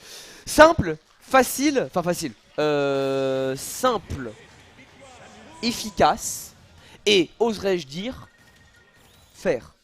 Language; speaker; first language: French; native; French